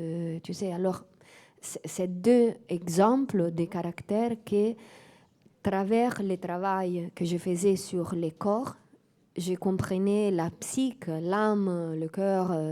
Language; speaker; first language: French; non-native, fluent; Italian